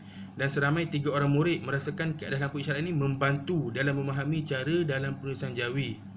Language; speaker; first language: Malay; native; Malay